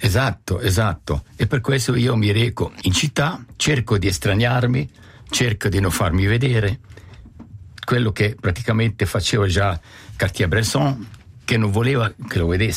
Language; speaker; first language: Italian; native; Italian